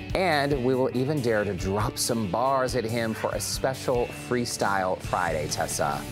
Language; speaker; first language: English; native; English